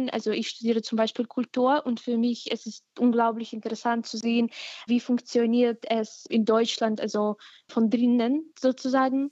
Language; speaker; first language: German; non-native, fluent; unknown